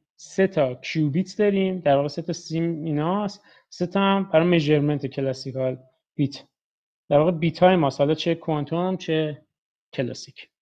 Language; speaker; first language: Persian; native; Persian